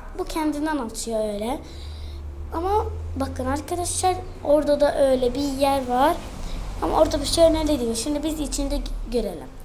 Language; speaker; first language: Turkish; early bilingual, heritage; Turkish